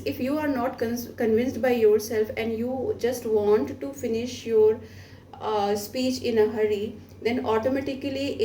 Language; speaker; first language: English; non-native, local second language; Hindi